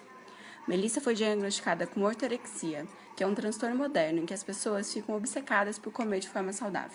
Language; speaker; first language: Portuguese; native; Portuguese